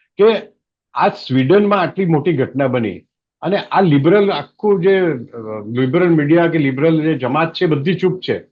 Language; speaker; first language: Gujarati; native; Gujarati